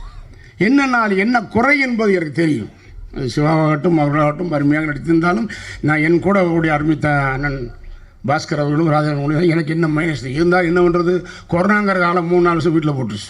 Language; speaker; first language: Tamil; native; Tamil